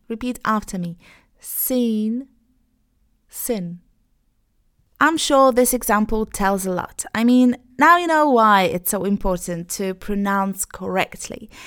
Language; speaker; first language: English; non-native, fluent; Polish